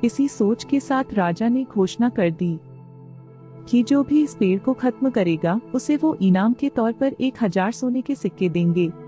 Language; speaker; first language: Hindi; native; Hindi